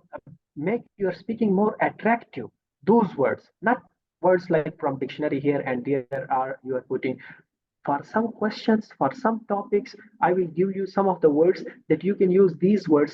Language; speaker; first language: English; non-native, fluent; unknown